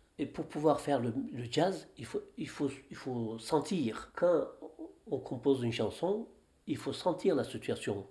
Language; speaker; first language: French; non-native, fluent; Turkish